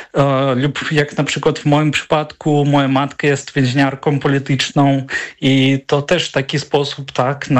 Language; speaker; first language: Polish; non-native, fluent; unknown